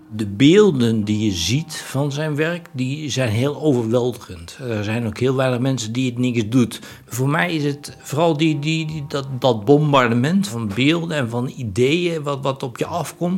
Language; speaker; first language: Dutch; native; Dutch